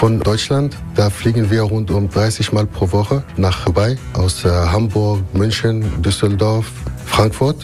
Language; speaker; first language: German; non-native, fluent; Arabic